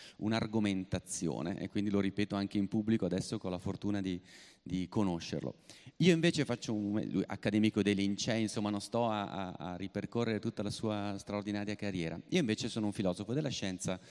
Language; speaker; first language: Italian; native; Italian